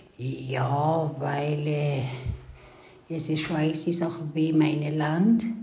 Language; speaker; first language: German; non-native, learner; Persian